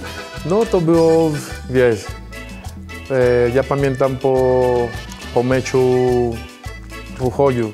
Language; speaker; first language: Polish; non-native, learner; Spanish